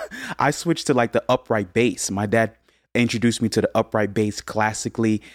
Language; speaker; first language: English; early bilingual, other home language; Haitian Creole